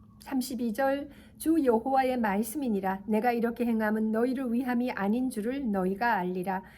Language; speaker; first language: Korean; native; Korean